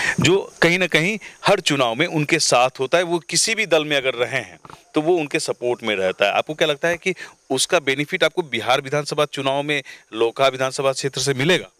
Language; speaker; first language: Hindi; native; Hindi